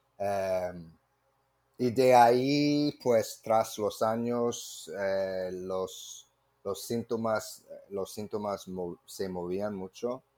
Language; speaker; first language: Spanish; non-native, fluent; English